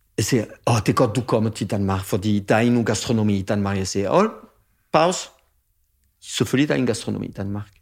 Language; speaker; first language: Danish; non-native, fluent; French